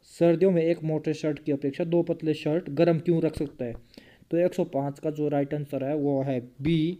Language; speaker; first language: Hindi; native; Hindi